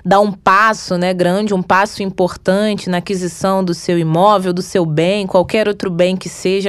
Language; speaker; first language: Portuguese; native; Portuguese